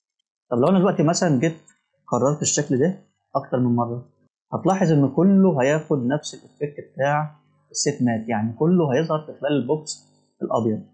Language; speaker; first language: Arabic; native; Arabic